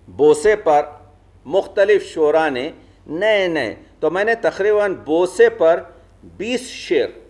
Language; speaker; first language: Urdu; native; Urdu